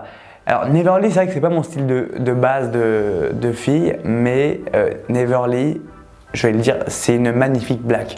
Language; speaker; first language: French; native; French